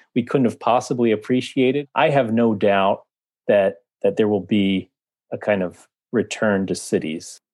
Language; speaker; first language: English; native; English